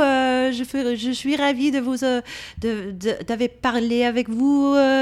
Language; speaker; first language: French; non-native, learner; English